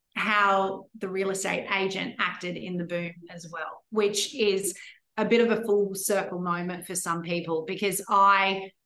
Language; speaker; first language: English; native; English